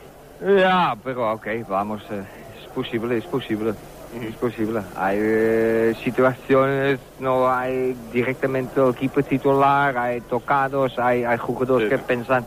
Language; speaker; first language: Spanish; non-native, learner; Dutch